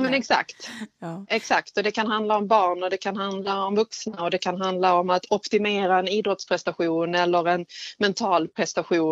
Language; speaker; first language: Swedish; native; Swedish